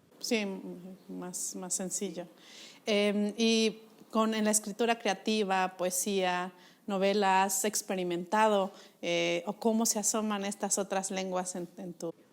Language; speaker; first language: Spanish; non-native, local second language; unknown